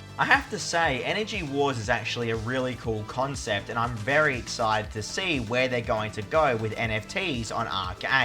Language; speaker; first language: English; native; English